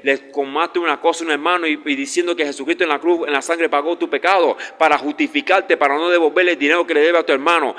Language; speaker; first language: Spanish; native; Spanish